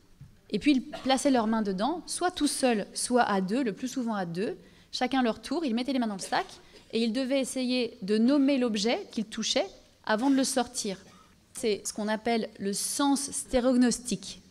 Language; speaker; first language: French; native; French